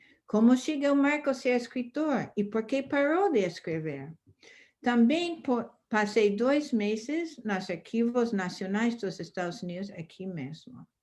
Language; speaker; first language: Portuguese; non-native, fluent; English